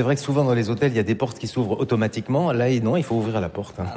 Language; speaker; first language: French; native; French